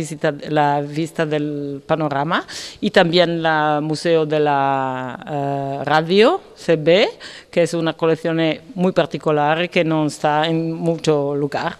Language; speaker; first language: Spanish; non-native, learner; Italian